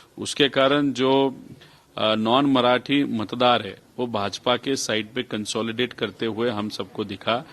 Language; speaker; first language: Hindi; non-native, local second language; Marathi